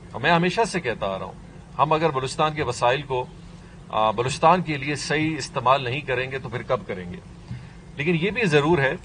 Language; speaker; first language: Urdu; non-native, local second language; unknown